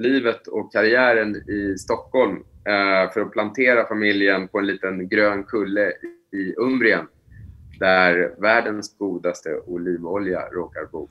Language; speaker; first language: Swedish; native; Swedish